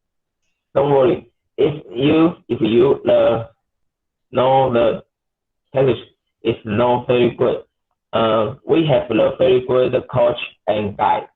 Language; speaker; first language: English; non-native, learner; Chinese